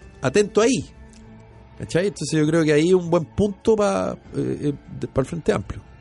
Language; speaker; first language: Spanish; native; Spanish